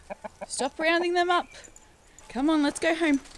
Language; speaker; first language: English; native; English